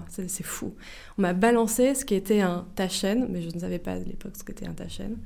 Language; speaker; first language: French; native; French